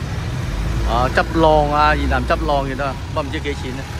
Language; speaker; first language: Chinese; early bilingual, heritage; Cantonese